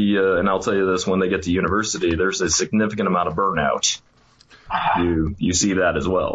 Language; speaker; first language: English; native; English